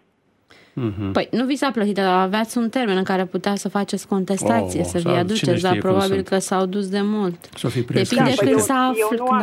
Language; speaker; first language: Romanian; native; Romanian